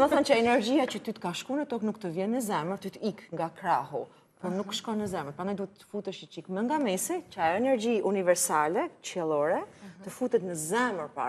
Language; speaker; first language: Albanian; native; Albanian